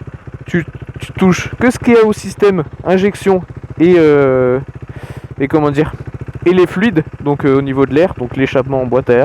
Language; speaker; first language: French; native; French